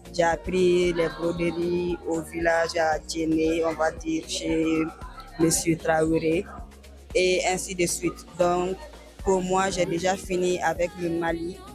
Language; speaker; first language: French; non-native, local second language; Bambara